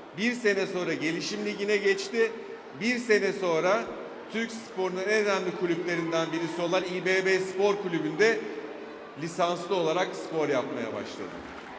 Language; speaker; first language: Turkish; native; Turkish